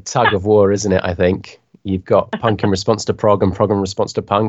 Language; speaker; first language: English; native; English